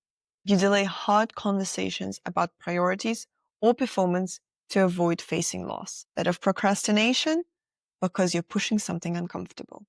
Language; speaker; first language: English; non-native, fluent; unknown